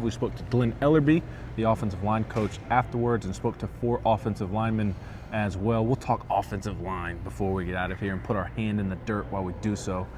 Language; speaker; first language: English; native; English